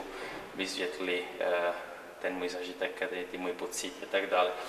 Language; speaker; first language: Czech; non-native, learner; Italian